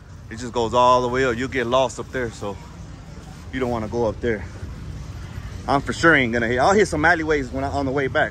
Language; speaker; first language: English; early bilingual, other home language; Spanish